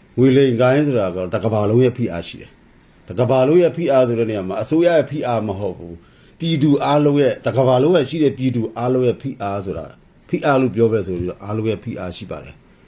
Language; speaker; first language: Burmese; non-native, local second language; S'gaw Karen